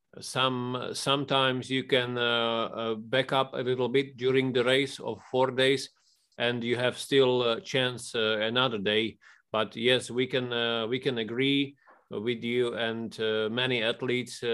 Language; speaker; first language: English; non-native, fluent; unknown